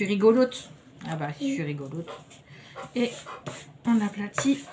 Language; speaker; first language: French; native; French